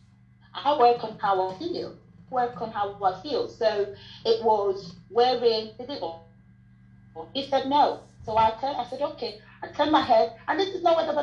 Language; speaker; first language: English; non-native, local second language; Krio